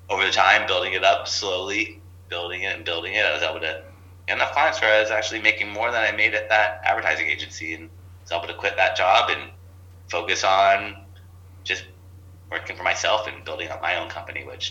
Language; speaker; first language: English; native; English